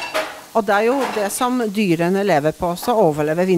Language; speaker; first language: Norwegian; native; Norwegian